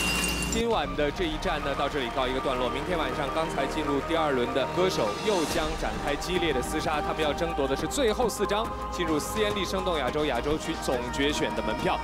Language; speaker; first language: Chinese; native; Chinese